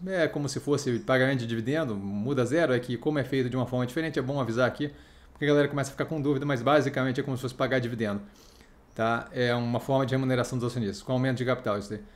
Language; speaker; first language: Portuguese; native; Portuguese